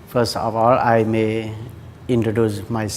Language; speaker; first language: English; non-native, learner; Khmer